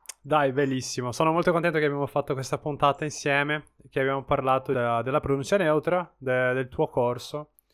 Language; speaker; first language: Italian; non-native, fluent; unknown